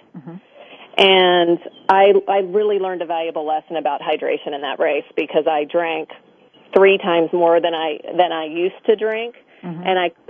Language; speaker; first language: English; native; English